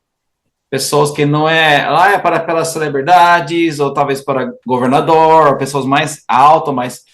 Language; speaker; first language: Portuguese; non-native, fluent; English